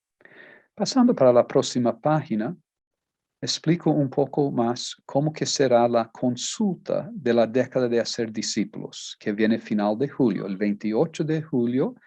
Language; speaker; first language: Spanish; non-native, fluent; Portuguese